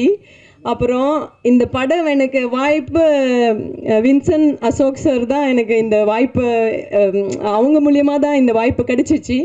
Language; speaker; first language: Tamil; non-native, fluent; Punjabi